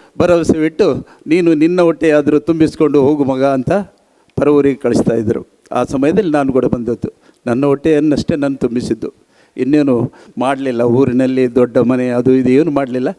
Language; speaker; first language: Kannada; non-native, local second language; Tulu